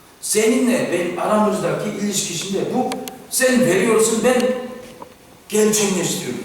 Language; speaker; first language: Turkish; non-native, fluent; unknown